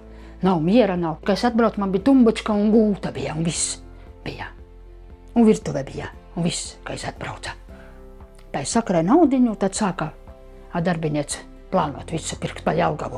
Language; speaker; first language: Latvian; non-native, local second language; Russian